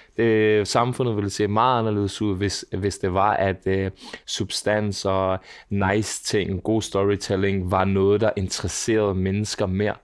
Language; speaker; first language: Danish; early bilingual, other home language; Serbian